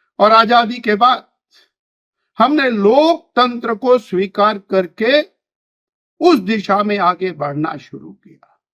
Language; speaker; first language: Hindi; native; Hindi